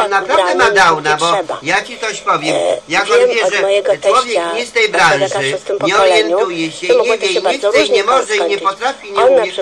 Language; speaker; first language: Polish; native; Polish